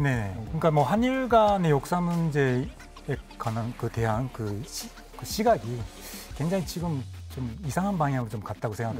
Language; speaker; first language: Korean; non-native, fluent; Japanese